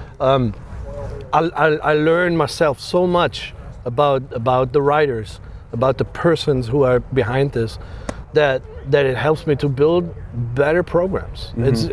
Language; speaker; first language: English; non-native, fluent; German